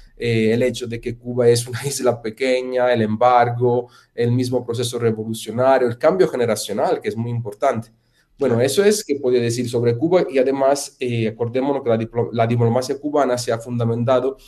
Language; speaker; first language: Spanish; non-native, fluent; Italian